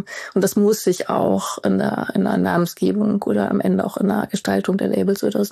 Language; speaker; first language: German; native; German